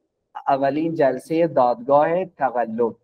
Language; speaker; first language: Persian; non-native, fluent; Urdu